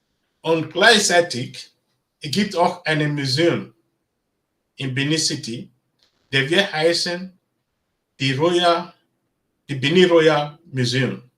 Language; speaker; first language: German; non-native, learner; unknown